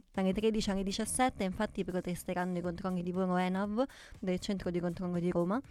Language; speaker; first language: Italian; native; Italian